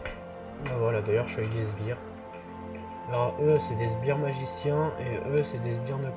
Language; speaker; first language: French; native; French